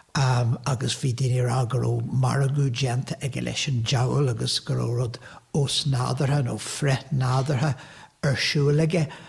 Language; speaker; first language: Irish; native; Irish